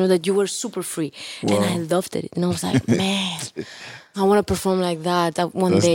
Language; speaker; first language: English; non-native, fluent; Spanish